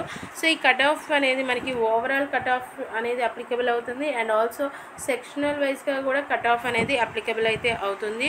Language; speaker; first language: Telugu; native; Telugu